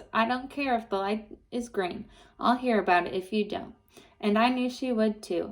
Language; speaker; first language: English; native; English